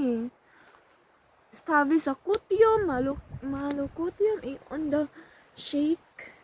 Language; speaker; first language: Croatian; non-native, learner; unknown